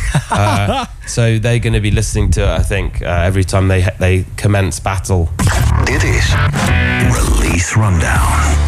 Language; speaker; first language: English; native; English